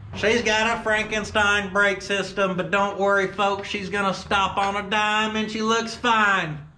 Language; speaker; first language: English; native; English